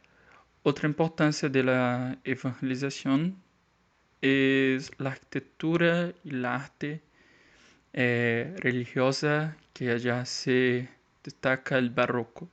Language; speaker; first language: Spanish; non-native, learner; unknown